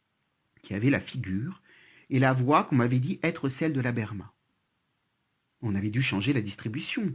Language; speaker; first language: French; native; French